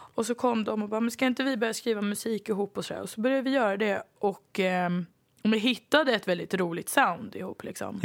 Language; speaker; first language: Swedish; early bilingual, other home language; Lingala